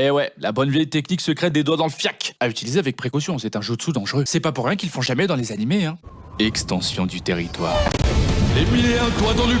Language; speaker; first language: French; native; French